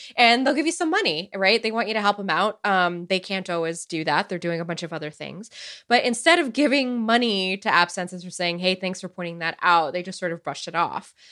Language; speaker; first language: English; early bilingual, other home language; Romanian